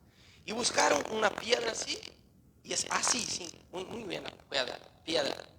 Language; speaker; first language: Spanish; non-native, learner; Portuguese